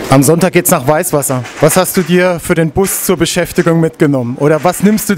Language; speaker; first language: German; native; German